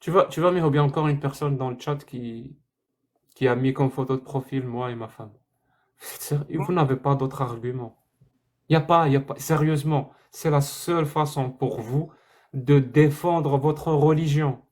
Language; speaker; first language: French; native; French